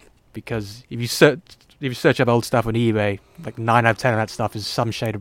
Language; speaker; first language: English; native; English